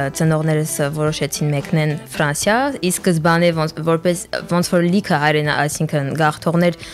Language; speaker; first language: Armenian; early bilingual, heritage; French